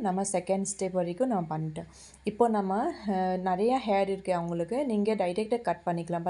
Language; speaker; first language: Tamil; non-native, fluent; Assamese